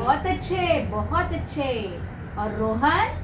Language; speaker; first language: Hindi; native; Hindi